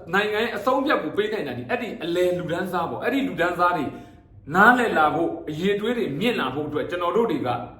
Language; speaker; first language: Burmese; native; Burmese